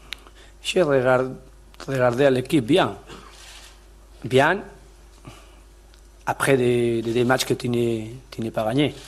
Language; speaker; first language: French; non-native, learner; Spanish